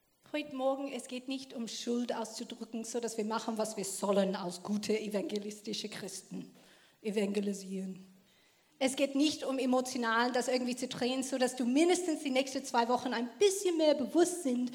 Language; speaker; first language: German; non-native, fluent; English